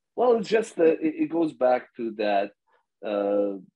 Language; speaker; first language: English; non-native, fluent; Bosnian